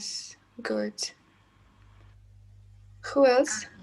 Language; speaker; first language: English; non-native, fluent; Kazakh